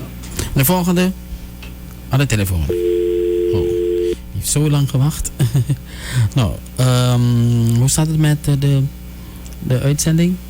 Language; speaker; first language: Dutch; native; Dutch